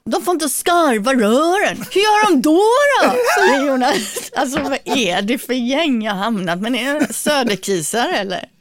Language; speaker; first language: Swedish; native; Swedish